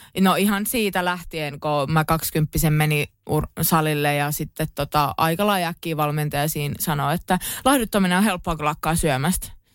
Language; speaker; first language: Finnish; native; Finnish